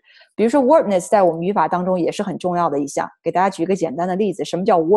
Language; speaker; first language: Chinese; native; Chinese